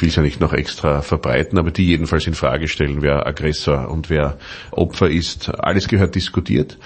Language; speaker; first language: German; native; German